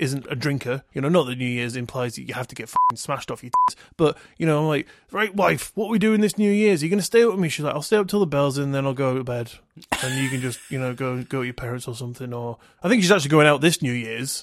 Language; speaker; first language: English; native; English